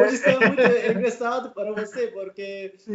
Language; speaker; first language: Portuguese; non-native, learner; Turkish